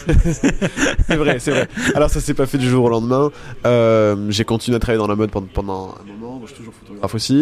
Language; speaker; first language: French; native; French